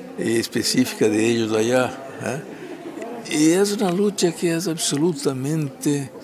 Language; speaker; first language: Spanish; non-native, fluent; Portuguese